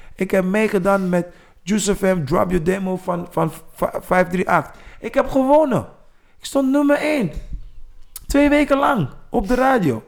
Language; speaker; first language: Dutch; non-native, fluent; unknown